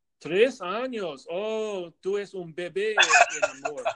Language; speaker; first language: Spanish; non-native, learner; English